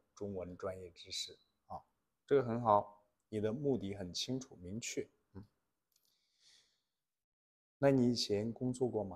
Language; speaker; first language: Chinese; native; Chinese